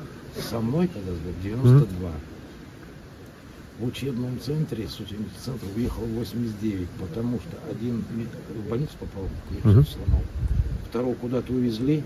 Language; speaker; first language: Russian; native; Russian